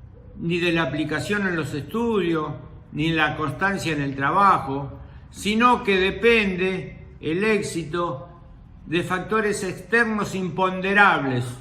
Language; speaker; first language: Spanish; native; Spanish